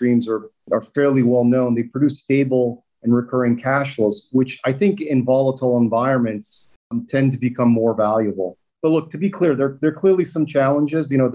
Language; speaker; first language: English; native; English